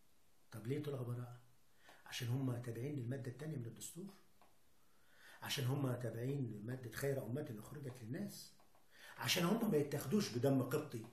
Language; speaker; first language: Arabic; native; Arabic